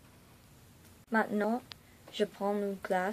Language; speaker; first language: French; non-native, learner; English